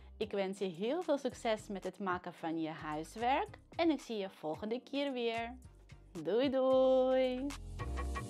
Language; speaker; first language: Dutch; non-native, fluent; Russian